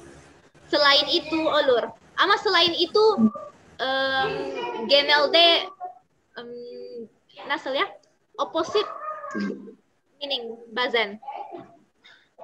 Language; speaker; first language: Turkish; non-native, fluent; Indonesian